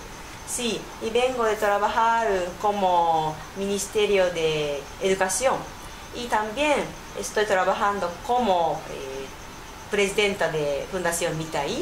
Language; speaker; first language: Spanish; non-native, learner; Japanese